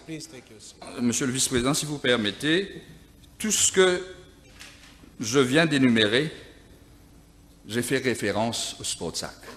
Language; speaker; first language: French; non-native, local second language; Morisyen